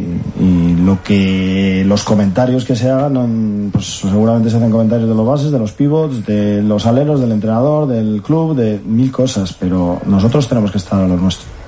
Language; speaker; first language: Spanish; native; Spanish